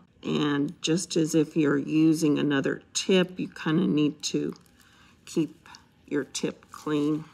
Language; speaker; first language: English; native; English